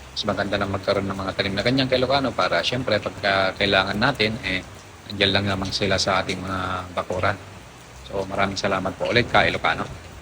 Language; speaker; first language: Filipino; non-native, local second language; Iloko